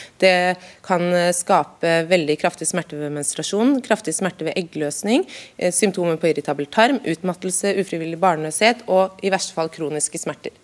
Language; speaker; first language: Norwegian; native; Norwegian